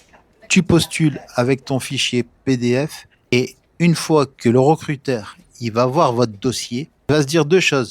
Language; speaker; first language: French; native; French